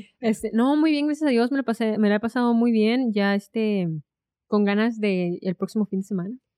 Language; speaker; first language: Spanish; native; Spanish